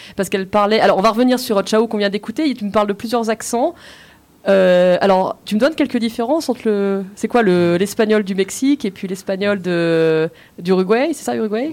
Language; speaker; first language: French; native; French